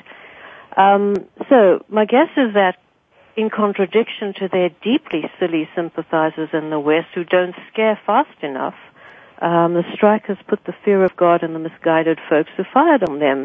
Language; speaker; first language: English; native; English